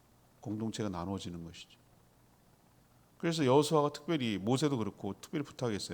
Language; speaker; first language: Korean; native; Korean